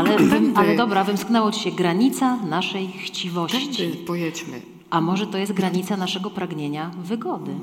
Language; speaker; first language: Polish; native; Polish